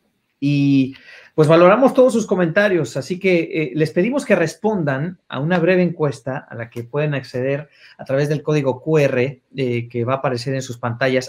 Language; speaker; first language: Spanish; native; Spanish